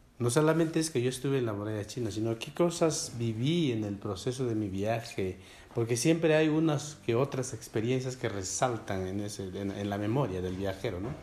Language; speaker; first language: Spanish; non-native, local second language; Quechua